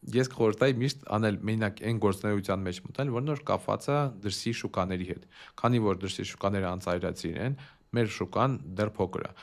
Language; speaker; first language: Armenian; early bilingual, heritage; Armenian